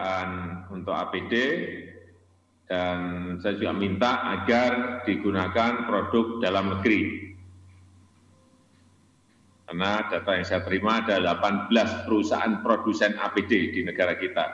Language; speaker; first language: Indonesian; non-native, local second language; Javanese